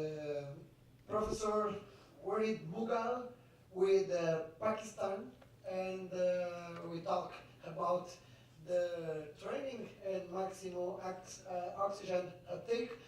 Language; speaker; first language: English; non-native, fluent; Portuguese